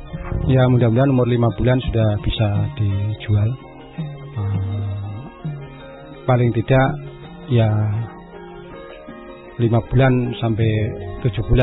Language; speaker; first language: Indonesian; non-native, local second language; Javanese